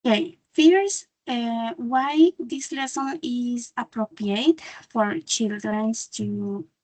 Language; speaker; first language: English; non-native, learner; Spanish